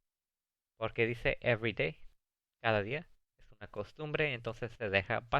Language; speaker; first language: Spanish; early bilingual, heritage; English